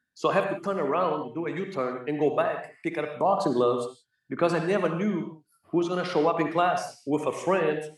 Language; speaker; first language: English; non-native, fluent; Portuguese